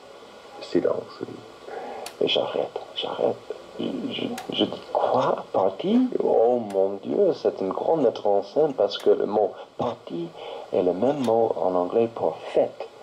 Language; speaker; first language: French; non-native, learner; English